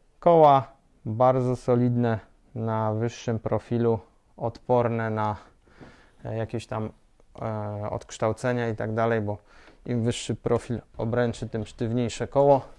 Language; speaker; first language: Polish; native; Polish